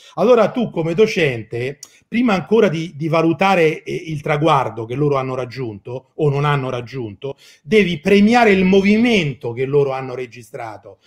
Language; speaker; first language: Italian; native; Italian